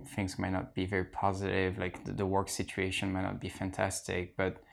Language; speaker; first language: English; non-native, fluent; French